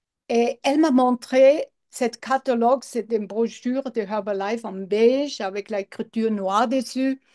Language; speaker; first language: French; non-native, learner; English